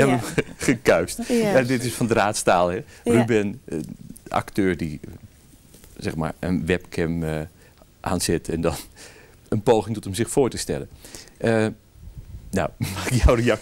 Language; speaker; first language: Dutch; native; Dutch